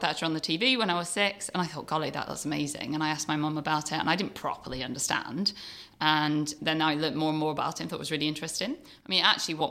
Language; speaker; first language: English; native; English